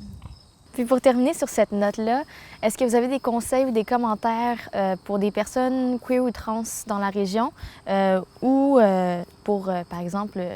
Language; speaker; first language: French; native; French